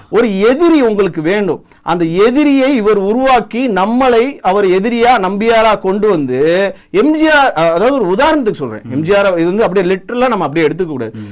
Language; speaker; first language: Tamil; non-native, local second language; Telugu